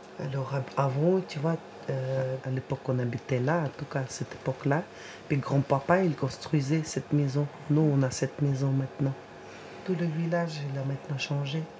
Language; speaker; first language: French; non-native, fluent; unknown